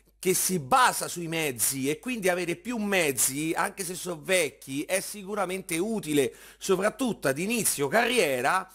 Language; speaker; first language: Italian; native; Italian